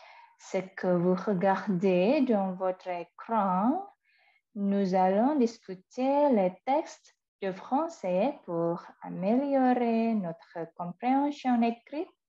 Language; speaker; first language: French; non-native, fluent; Indonesian